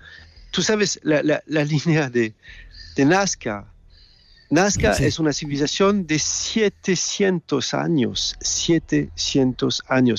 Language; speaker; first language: Spanish; non-native, learner; French